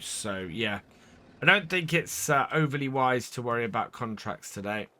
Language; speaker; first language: English; native; English